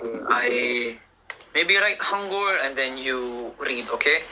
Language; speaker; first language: English; non-native, learner; Korean